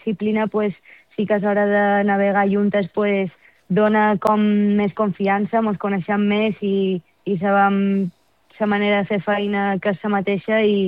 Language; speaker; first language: Catalan; native; Catalan